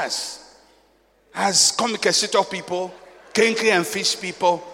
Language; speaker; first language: English; non-native, local second language; Akan